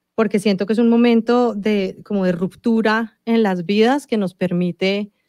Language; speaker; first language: Spanish; native; Spanish